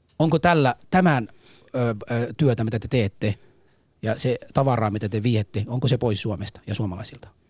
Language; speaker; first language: Finnish; early bilingual, other home language; Somali